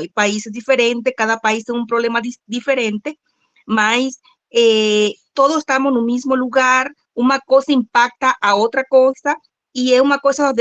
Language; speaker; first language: Portuguese; non-native, fluent; Spanish